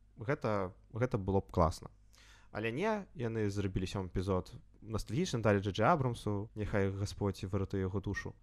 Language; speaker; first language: Belarusian; non-native, local second language; Russian